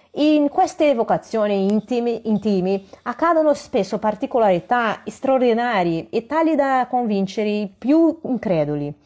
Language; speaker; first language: Italian; non-native, fluent; Portuguese